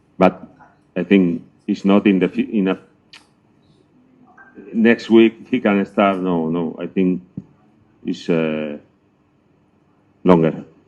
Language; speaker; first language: English; non-native, learner; Spanish